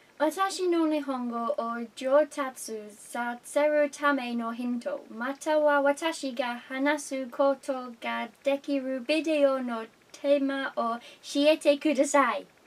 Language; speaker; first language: Japanese; non-native, learner; English